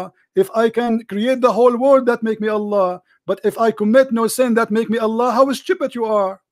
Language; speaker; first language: English; non-native, fluent; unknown